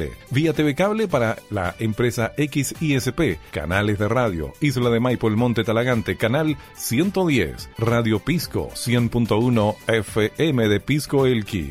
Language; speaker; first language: Spanish; native; Spanish